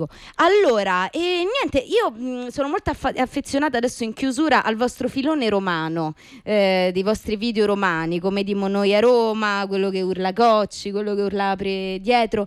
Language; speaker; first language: Italian; native; Italian